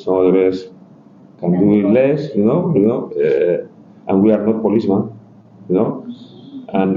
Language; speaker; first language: English; non-native, learner; Spanish